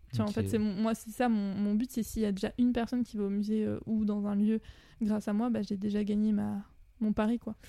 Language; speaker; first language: French; native; French